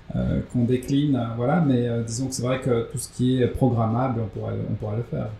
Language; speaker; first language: French; native; French